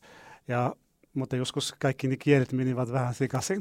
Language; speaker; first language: Finnish; non-native, learner; Arabic